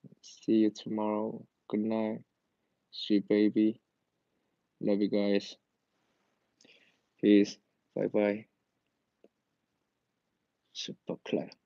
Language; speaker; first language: English; non-native, learner; Korean